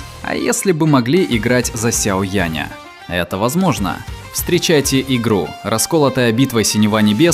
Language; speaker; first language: Russian; native; Russian